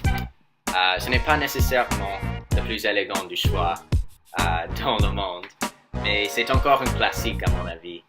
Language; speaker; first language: French; non-native, fluent; English